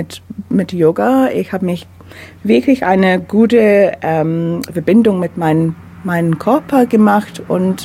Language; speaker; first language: German; non-native, fluent; English